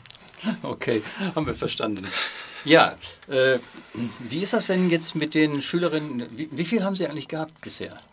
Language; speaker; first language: German; native; German